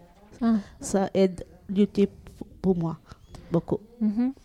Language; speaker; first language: French; non-native, learner; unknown